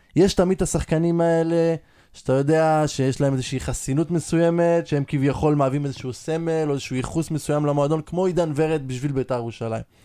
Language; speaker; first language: Hebrew; native; Hebrew